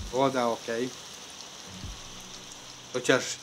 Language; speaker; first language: Polish; non-native, fluent; Italian